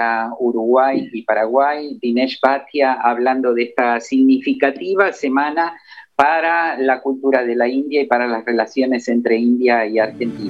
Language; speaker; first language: Spanish; native; Spanish